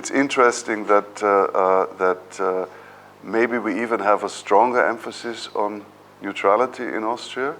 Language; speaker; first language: English; non-native, fluent; German